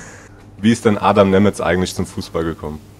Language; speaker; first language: German; native; German